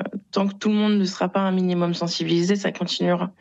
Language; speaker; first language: French; native; French